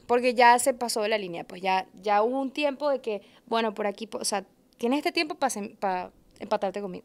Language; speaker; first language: Spanish; native; Spanish